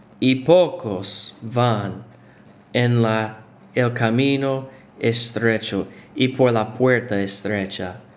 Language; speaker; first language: Spanish; non-native, fluent; English